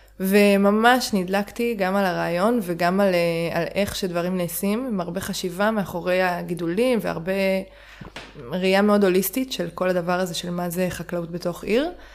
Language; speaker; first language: Hebrew; native; Hebrew